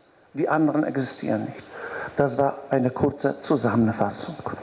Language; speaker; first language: German; non-native, fluent; Polish